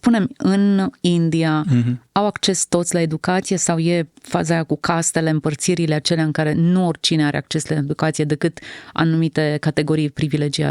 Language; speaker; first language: Romanian; native; Romanian